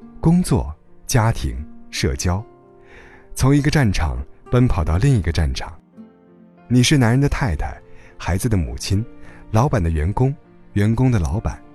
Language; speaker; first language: Chinese; native; Chinese